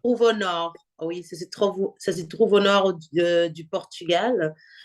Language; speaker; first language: French; non-native, fluent; Portuguese